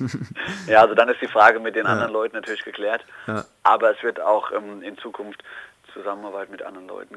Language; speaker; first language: German; native; German